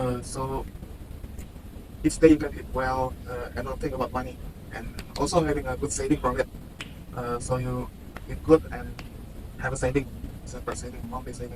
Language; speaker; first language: English; non-native, learner; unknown